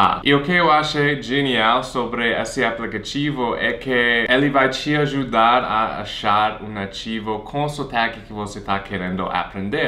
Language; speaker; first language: Portuguese; non-native, fluent; English